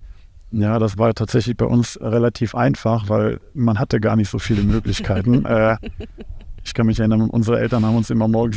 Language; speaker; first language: German; native; German